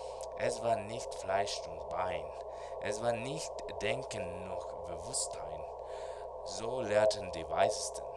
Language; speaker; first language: German; non-native, learner; Spanish